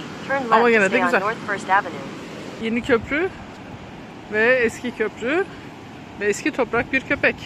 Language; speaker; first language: Turkish; native; Turkish